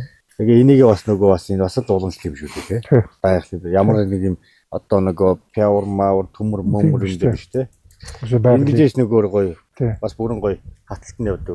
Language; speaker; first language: Mongolian; native; Mongolian